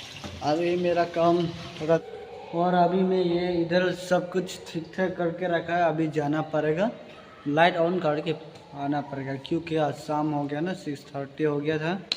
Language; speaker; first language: Hindi; non-native, local second language; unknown